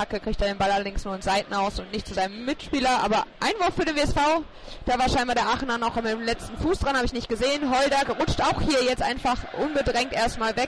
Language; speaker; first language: German; native; German